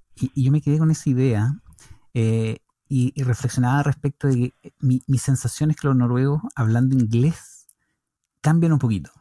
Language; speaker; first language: Spanish; native; Spanish